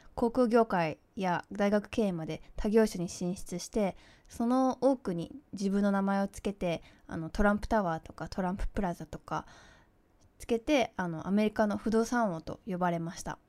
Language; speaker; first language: Japanese; early bilingual, heritage; Japanese